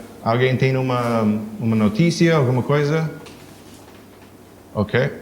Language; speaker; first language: Portuguese; non-native, learner; English